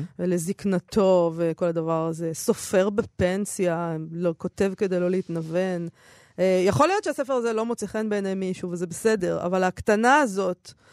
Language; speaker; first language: Hebrew; native; Hebrew